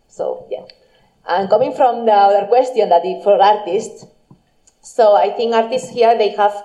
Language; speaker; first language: English; non-native, fluent; Spanish